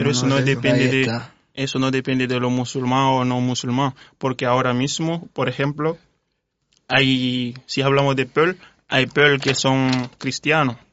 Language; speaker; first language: Spanish; non-native, fluent; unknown